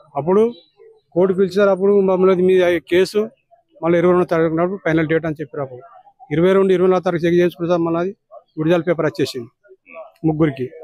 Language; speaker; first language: Telugu; native; Telugu